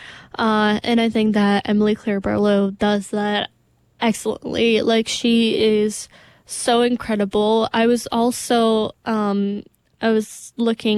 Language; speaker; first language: English; non-native, fluent; Portuguese